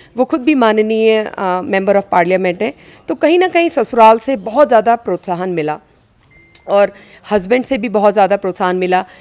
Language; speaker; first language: Hindi; native; Hindi